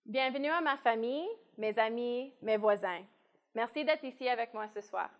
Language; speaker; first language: French; non-native, local second language; English